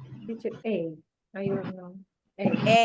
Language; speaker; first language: English; non-native, learner; Spanish